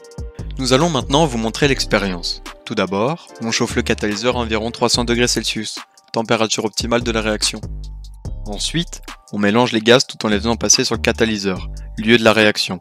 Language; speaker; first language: French; native; French